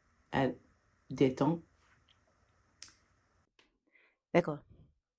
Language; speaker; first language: French; non-native, learner; English